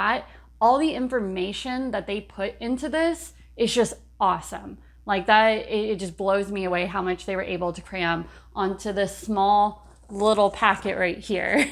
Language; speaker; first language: English; native; English